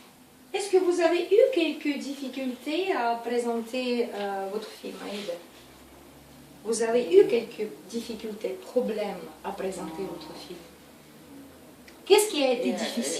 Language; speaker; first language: French; non-native, fluent; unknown